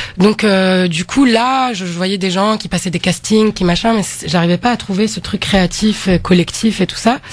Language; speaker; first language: French; non-native, local second language; Arabic